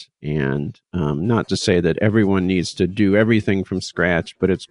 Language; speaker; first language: English; native; English